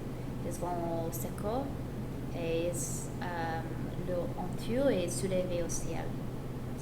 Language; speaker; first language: French; non-native, learner; English